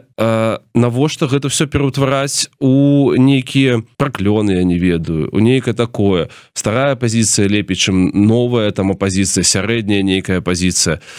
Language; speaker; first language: Belarusian; non-native, local second language; Russian